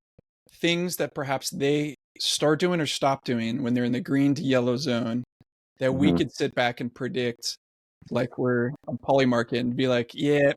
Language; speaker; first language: English; native; English